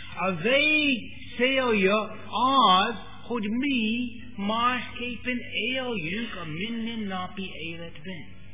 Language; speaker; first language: Hungarian; non-native, fluent; English